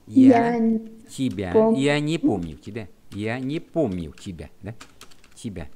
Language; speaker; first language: Russian; non-native, fluent; Vietnamese